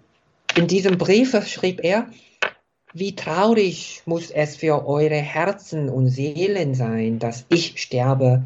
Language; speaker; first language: German; non-native, fluent; Korean